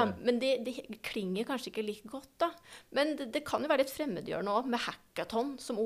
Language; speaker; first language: Norwegian; native; Norwegian